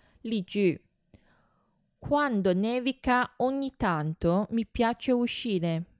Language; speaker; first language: Italian; non-native, fluent; Chinese